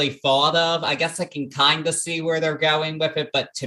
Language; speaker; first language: English; native; English